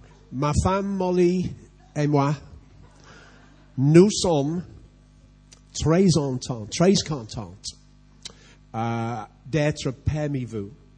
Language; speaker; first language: French; non-native, learner; English